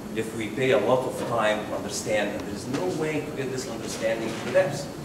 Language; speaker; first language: English; non-native, fluent; Arabic